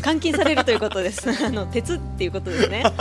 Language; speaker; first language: Japanese; native; Japanese